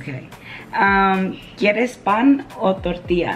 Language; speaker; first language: Spanish; early bilingual, heritage; Spanish